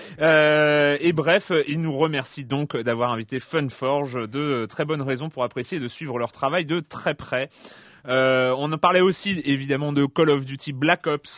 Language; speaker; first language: French; native; French